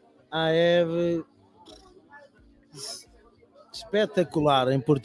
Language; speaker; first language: English; non-native, learner; Portuguese